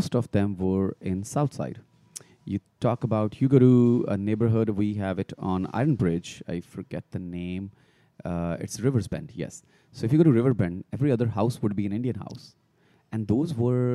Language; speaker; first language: English; non-native, local second language; Punjabi